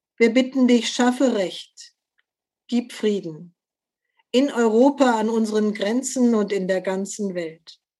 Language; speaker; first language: German; native; German